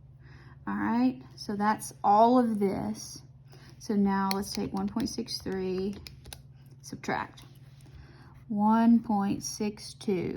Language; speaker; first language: English; native; English